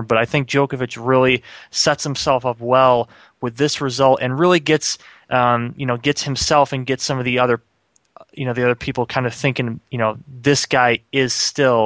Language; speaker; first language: English; native; English